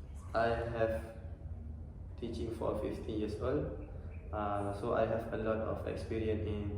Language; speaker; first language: English; non-native, learner; Malay